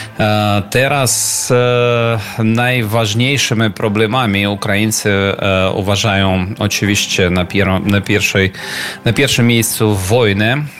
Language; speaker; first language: Polish; non-native, learner; Ukrainian